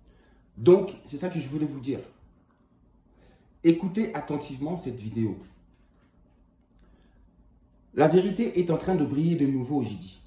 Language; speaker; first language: French; non-native, local second language; Kongo